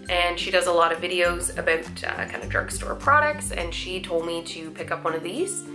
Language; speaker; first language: English; native; English